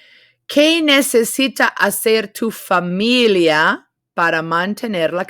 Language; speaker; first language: Spanish; non-native, fluent; English